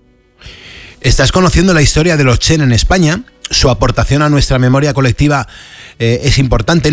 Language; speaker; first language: Spanish; native; Spanish